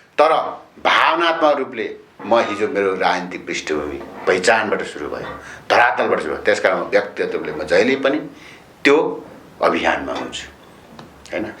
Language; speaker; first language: Nepali; non-native, local second language; Limbu